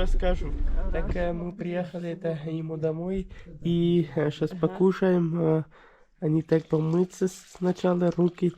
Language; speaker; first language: Russian; non-native, learner; Kyrgyz